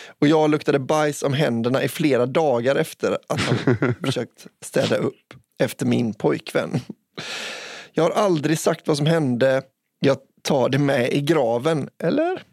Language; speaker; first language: Swedish; native; Swedish